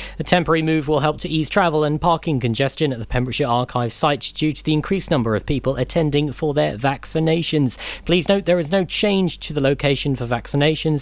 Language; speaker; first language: English; native; English